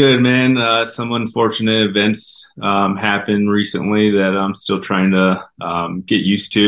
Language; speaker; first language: English; native; English